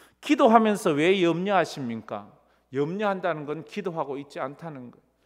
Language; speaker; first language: Korean; native; Korean